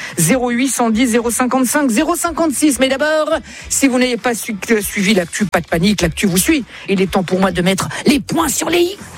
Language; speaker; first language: French; native; French